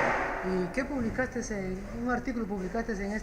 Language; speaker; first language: Spanish; native; Spanish